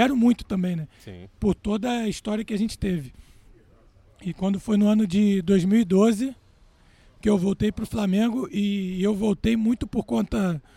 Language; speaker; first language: Portuguese; native; Portuguese